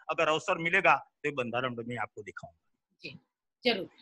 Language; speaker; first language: Hindi; non-native, local second language; Gujarati